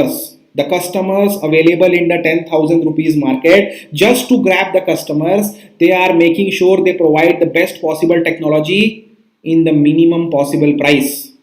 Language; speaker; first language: English; non-native, local second language; Hindi